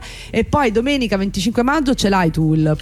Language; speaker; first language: Italian; native; Italian